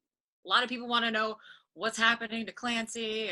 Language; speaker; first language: English; native; English